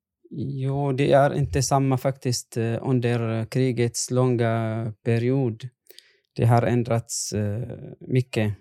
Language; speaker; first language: Swedish; non-native, fluent; Arabic